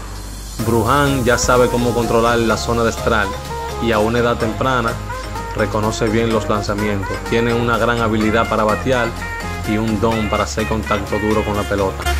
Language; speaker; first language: Spanish; native; Spanish